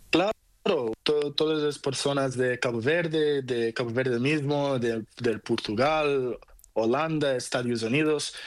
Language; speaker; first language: Spanish; non-native, learner; Portuguese